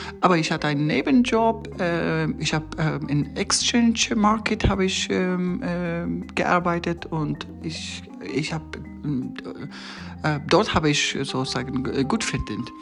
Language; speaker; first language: German; non-native, learner; Persian